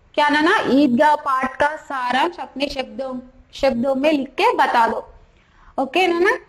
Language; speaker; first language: Hindi; non-native, local second language; Telugu